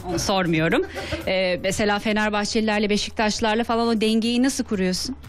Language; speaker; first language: Turkish; native; Turkish